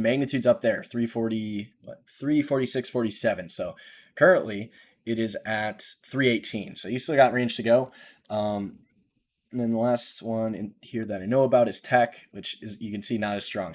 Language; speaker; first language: English; native; English